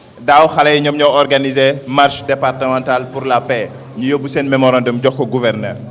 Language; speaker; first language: Wolof; non-native, local second language; Mandingo